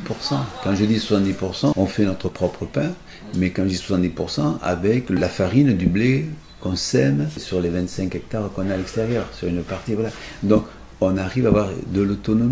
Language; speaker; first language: French; native; French